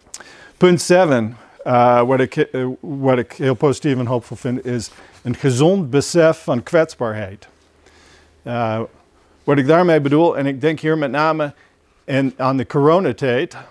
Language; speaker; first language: Dutch; non-native, fluent; English